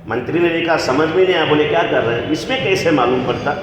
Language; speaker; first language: Hindi; non-native, local second language; Gujarati